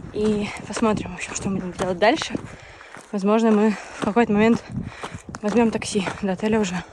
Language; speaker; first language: Russian; native; Russian